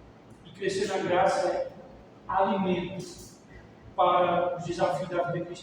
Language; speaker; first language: Portuguese; native; Portuguese